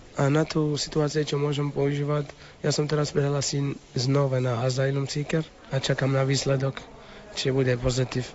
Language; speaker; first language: Slovak; non-native, learner; Arabic